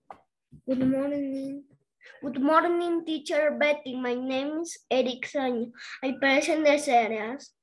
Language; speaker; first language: English; non-native, learner; Spanish